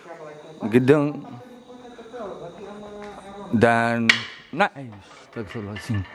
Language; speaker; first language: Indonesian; non-native, learner; English